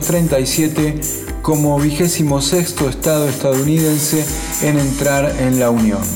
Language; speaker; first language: Spanish; native; Spanish